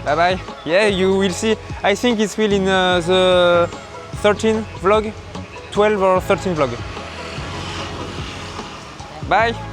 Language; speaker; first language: English; non-native, learner; French